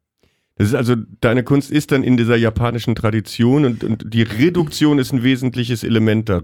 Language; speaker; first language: German; native; German